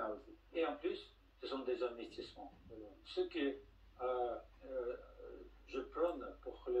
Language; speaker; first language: French; non-native, fluent; Russian